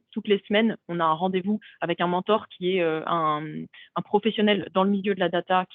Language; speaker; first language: French; native; French